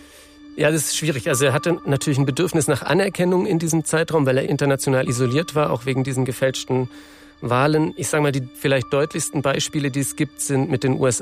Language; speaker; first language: German; native; German